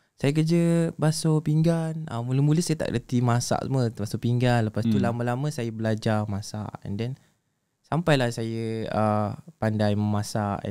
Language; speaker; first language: Malay; native; Malay